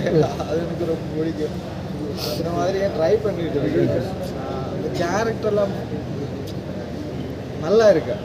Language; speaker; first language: Tamil; non-native, local second language; Malayalam